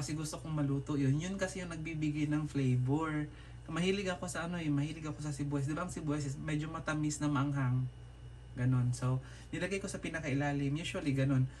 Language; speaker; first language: Filipino; non-native, local second language; Iloko